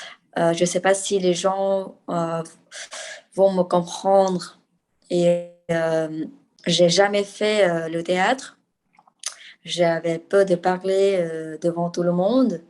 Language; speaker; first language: French; non-native, fluent; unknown